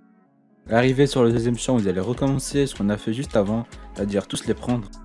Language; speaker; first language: French; native; French